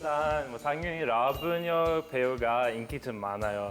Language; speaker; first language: Korean; non-native, fluent; Norwegian